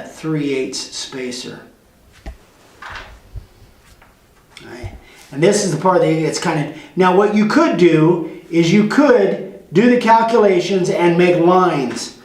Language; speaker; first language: English; native; English